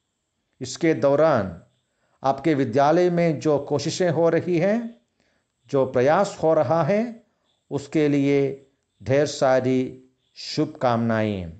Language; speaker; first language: Hindi; non-native, local second language; Malayalam